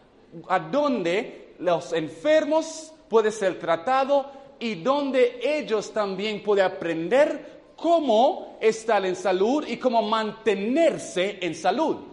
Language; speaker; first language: Spanish; non-native, fluent; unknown